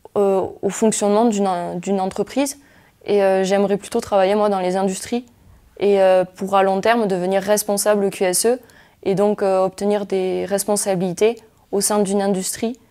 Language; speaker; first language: French; native; French